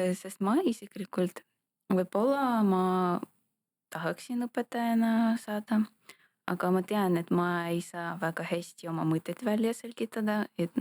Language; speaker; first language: Estonian; non-native, local second language; Russian